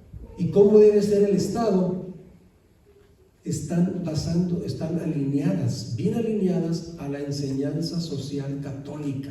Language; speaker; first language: Spanish; native; Spanish